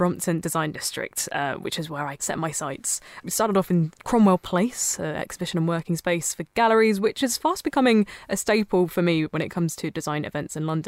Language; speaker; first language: English; native; English